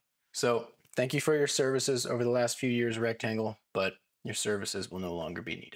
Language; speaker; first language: English; native; English